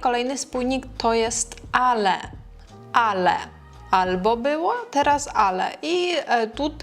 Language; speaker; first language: Polish; non-native, fluent; Ukrainian